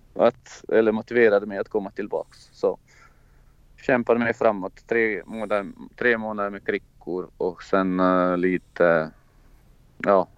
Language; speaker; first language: Swedish; non-native, fluent; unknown